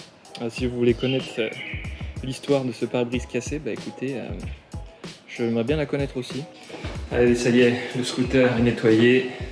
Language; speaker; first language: French; native; French